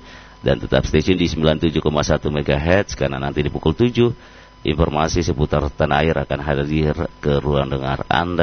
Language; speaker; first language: Indonesian; native; Indonesian